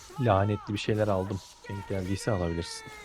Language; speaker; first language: Turkish; native; Turkish